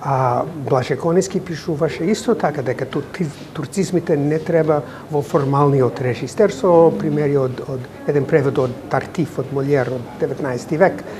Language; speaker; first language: Macedonian; non-native, fluent; English